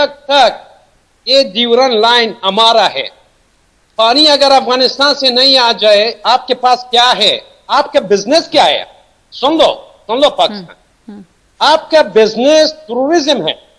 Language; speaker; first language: Hindi; non-native, fluent; Persian